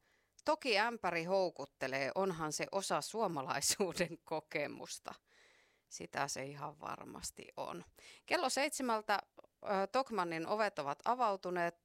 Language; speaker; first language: Finnish; native; Finnish